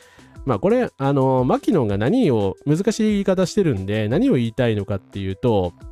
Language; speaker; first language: Japanese; native; Japanese